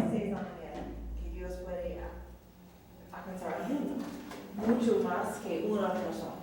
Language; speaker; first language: Spanish; non-native, fluent; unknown